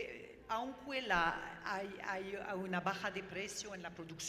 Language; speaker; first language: Spanish; non-native, learner; French